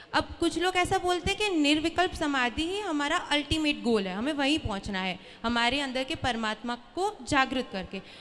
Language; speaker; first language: Hindi; native; Hindi